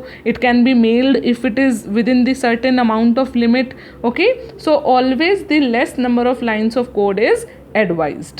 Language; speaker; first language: English; non-native, local second language; Hindi